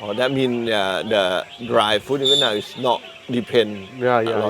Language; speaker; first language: English; non-native, learner; Thai